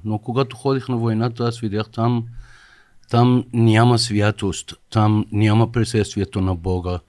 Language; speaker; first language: Bulgarian; non-native, fluent; Persian